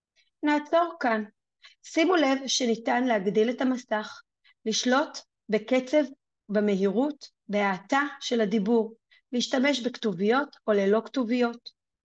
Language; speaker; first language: Hebrew; native; Hebrew